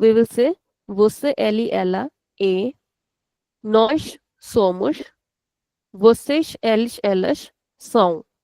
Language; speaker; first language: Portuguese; non-native, fluent; Hindi